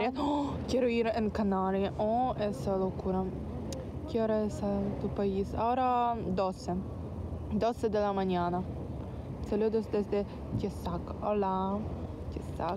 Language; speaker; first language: Spanish; non-native, learner; Ukrainian